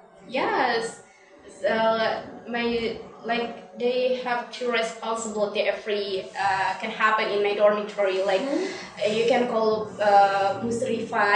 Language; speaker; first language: English; non-native, learner; Indonesian